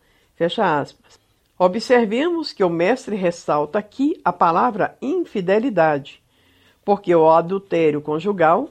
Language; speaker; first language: Portuguese; native; Portuguese